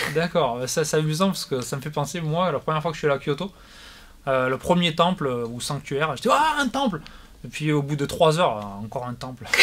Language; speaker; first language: French; native; French